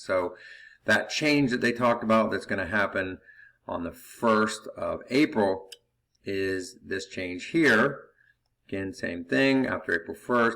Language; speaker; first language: English; native; English